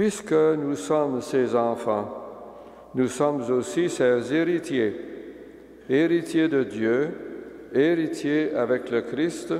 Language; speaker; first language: French; native; French